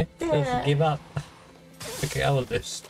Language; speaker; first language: English; non-native, learner; Japanese